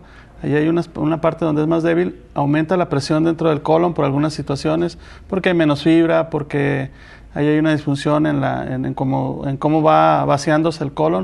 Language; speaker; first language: Spanish; native; Spanish